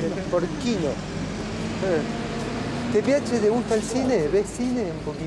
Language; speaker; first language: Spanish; native; Spanish